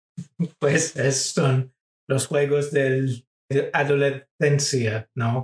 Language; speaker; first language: Spanish; non-native, fluent; English